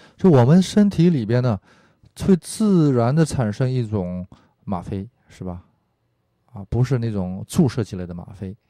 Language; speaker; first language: Chinese; non-native, fluent; Korean